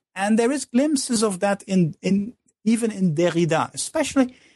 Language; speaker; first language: English; non-native, fluent; Dutch